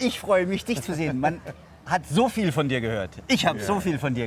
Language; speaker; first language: German; native; German